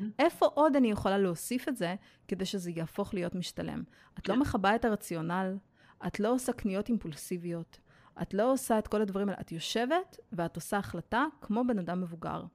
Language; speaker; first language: Hebrew; native; Hebrew